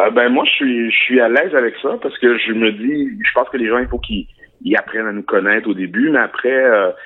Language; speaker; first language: French; native; French